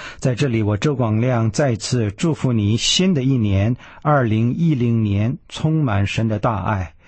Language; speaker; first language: Chinese; early bilingual, heritage; Chinese